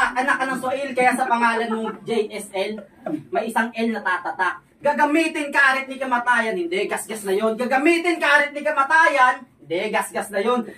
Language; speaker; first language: Filipino; non-native, local second language; Hiligaynon